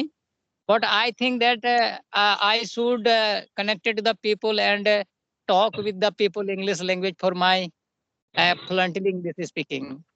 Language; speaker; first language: English; non-native, learner; Hindi